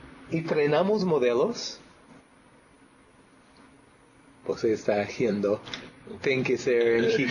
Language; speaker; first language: Spanish; non-native, fluent; English